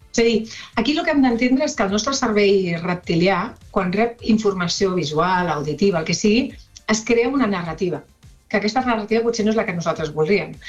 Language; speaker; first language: Catalan; non-native, local second language; Spanish